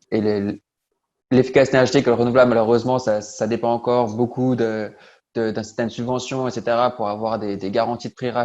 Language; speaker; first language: French; native; French